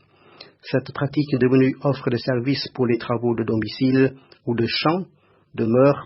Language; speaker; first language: French; non-native, fluent; Khmer